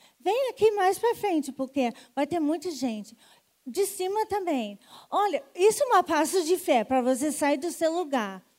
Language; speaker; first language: Portuguese; non-native, fluent; English